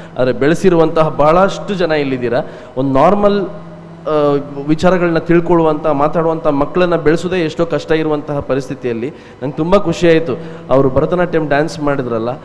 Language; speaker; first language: Kannada; native; Kannada